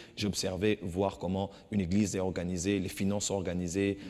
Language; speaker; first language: French; non-native, local second language; Lingala